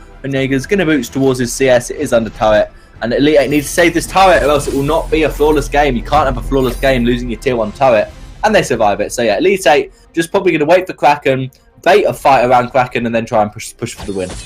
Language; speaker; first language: English; native; English